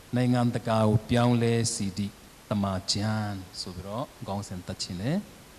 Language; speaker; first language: Burmese; non-native, local second language; Tedim Chin